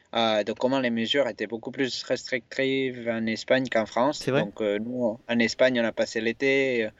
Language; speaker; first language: French; non-native, fluent; Spanish